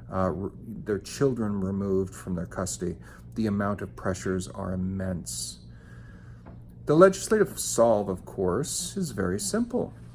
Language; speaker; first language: English; native; English